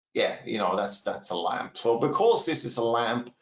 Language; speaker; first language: English; non-native, fluent; German